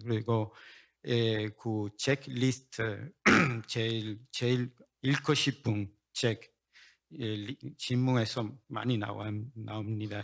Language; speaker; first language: Korean; non-native, learner; Spanish